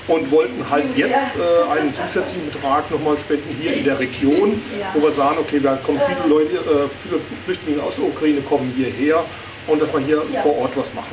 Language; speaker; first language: German; native; German